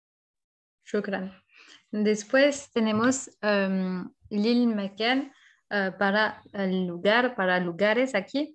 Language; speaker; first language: Spanish; non-native, fluent; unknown